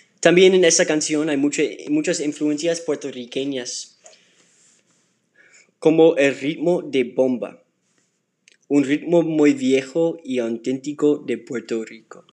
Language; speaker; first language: Spanish; non-native, learner; English